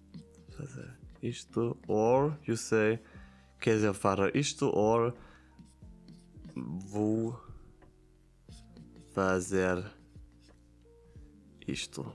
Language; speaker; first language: Portuguese; non-native, learner; Italian